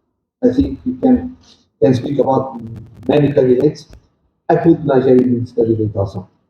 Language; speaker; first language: English; non-native, learner; Portuguese